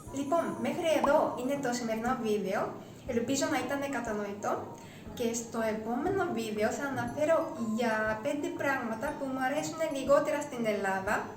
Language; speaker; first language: Greek; non-native, fluent; Japanese